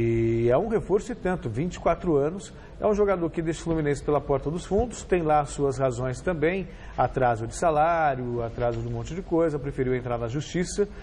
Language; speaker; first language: Portuguese; native; Portuguese